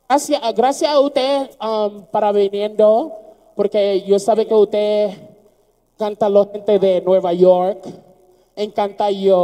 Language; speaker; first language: Spanish; non-native, learner; English